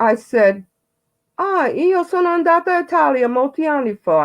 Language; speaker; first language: Italian; non-native, learner; English